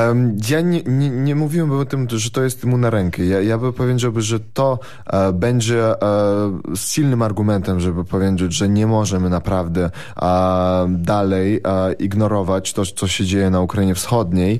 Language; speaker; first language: Polish; non-native, fluent; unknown